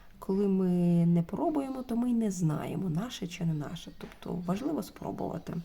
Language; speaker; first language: Ukrainian; non-native, local second language; Russian